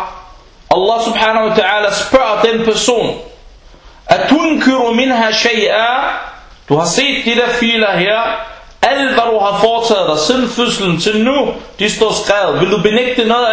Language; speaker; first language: Danish; non-native, local second language; Arabic